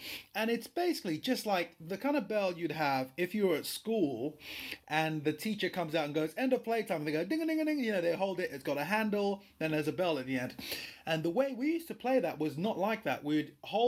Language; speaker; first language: English; non-native, local second language; Yoruba